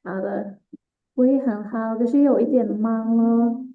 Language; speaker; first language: Chinese; non-native, fluent; Indonesian